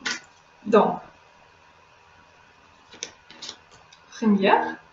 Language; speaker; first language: French; non-native, fluent; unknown